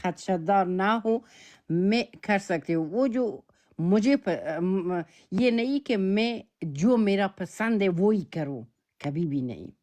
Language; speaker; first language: Hindi; non-native, learner; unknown